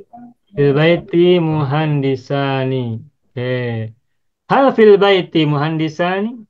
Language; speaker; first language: Arabic; non-native, fluent; Indonesian